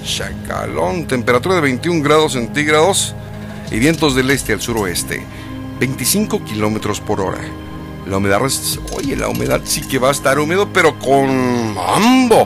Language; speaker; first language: Spanish; native; Spanish